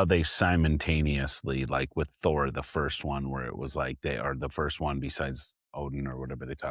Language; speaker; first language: English; native; English